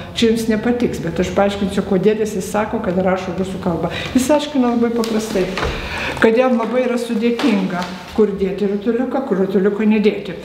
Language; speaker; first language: Lithuanian; native; Lithuanian